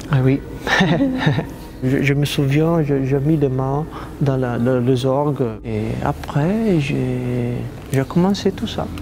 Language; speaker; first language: French; non-native, fluent; Italian